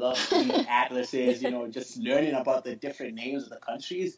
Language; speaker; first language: English; non-native, local second language; Shona